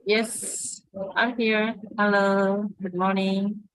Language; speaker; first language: English; non-native, learner; Indonesian